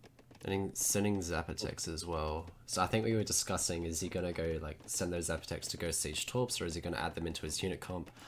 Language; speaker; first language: English; native; English